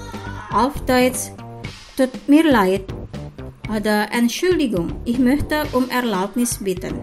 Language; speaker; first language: German; non-native, fluent; Indonesian